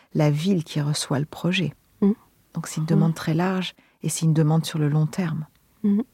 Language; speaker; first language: French; native; French